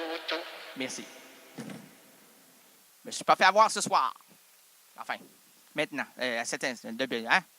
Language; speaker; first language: French; native; French